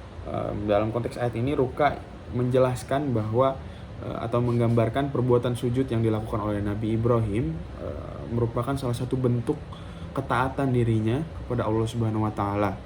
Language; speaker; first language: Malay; non-native, local second language; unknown